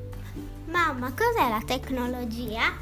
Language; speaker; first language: Italian; early bilingual, heritage; Italian